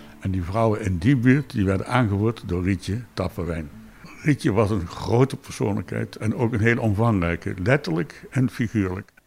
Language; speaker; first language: Dutch; native; Dutch